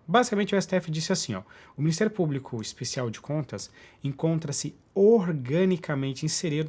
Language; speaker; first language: Portuguese; native; Portuguese